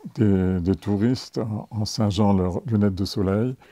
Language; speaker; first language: French; native; French